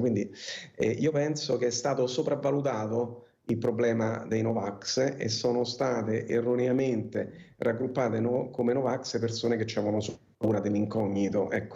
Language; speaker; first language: Italian; native; Italian